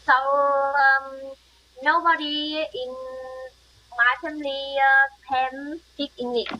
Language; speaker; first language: English; non-native, learner; Vietnamese